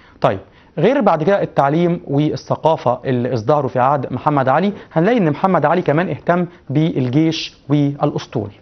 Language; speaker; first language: Arabic; native; Arabic